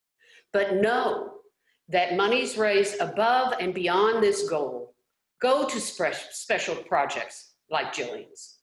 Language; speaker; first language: English; native; English